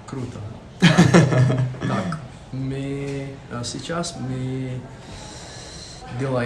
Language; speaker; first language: Russian; non-native, learner; English